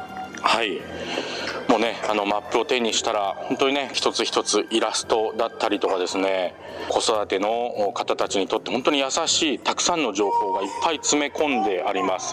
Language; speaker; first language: Japanese; native; Japanese